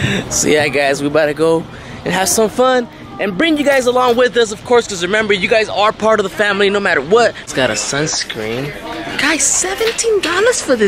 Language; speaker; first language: English; early bilingual, other home language; Spanish